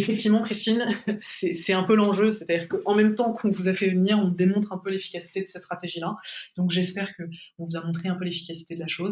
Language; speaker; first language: French; native; French